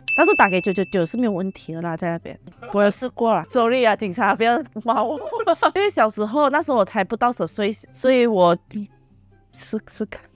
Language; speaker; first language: Chinese; non-native, local second language; Iban